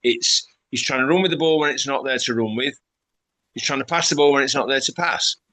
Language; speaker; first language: English; native; English